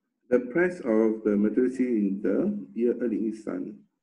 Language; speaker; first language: English; non-native, local second language; Chinese